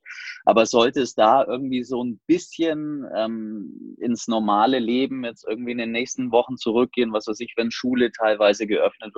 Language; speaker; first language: German; native; German